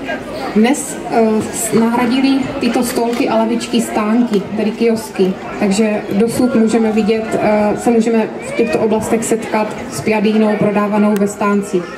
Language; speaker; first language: Czech; native; Czech